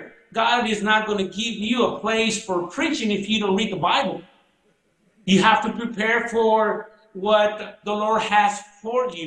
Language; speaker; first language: English; early bilingual, other home language; Spanish